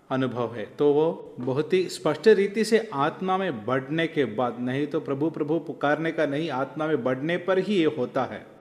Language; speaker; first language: Hindi; non-native, local second language; Malayalam